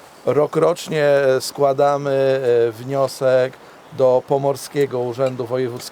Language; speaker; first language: Polish; native; Polish